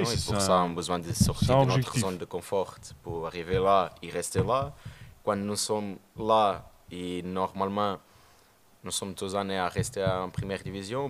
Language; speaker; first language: French; non-native, learner; Portuguese